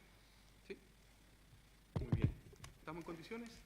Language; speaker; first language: Spanish; native; Spanish